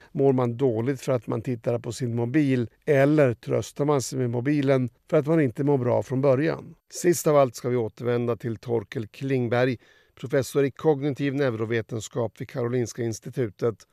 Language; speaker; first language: Swedish; native; Swedish